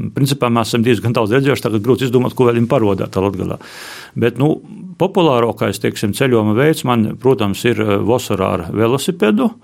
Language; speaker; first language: Latvian; native; Latvian